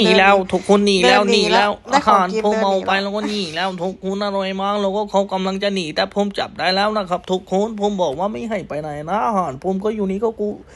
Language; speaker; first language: Thai; non-native, fluent; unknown